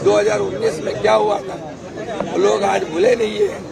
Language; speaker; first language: Hindi; non-native, local second language; Marathi